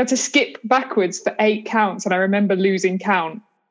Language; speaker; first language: English; native; English